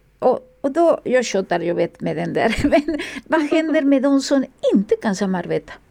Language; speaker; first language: Swedish; non-native, fluent; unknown